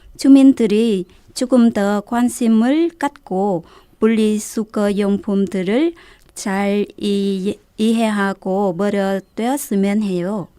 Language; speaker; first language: Korean; non-native, fluent; Vietnamese